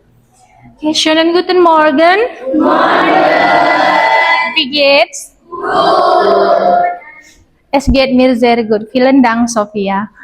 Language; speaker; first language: German; non-native, learner; Indonesian